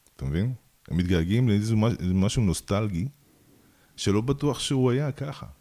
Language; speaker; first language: Hebrew; early bilingual, other home language; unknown